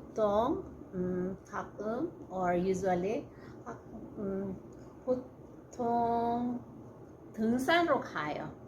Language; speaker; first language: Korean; non-native, learner; Cebuano